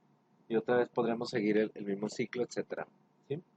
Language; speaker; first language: Spanish; native; Spanish